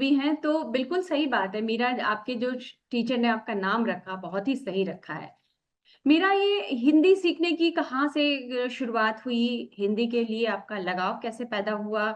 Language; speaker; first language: Hindi; native; Hindi